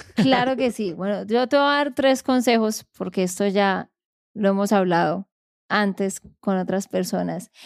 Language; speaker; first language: Spanish; native; Spanish